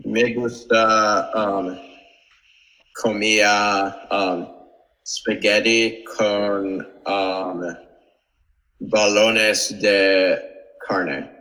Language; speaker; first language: Spanish; non-native, learner; English